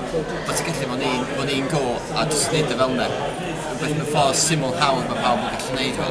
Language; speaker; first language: Welsh; native; Welsh